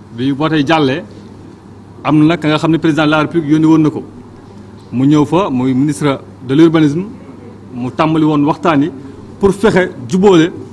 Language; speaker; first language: Wolof; non-native, local second language; Fula